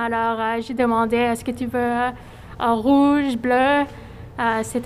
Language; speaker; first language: French; non-native, fluent; English